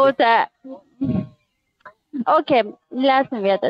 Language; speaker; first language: German; non-native, fluent; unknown